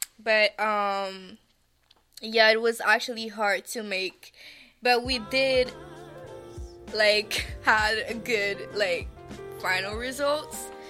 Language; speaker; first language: English; non-native, local second language; French